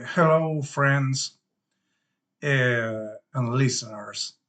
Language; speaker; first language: English; non-native, learner; Galician